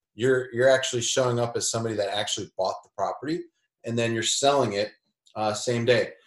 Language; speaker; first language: English; native; English